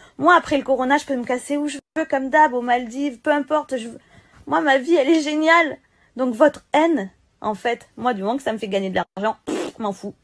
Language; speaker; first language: French; native; French